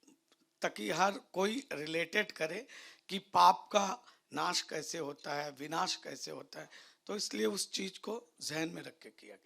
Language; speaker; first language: Hindi; native; Hindi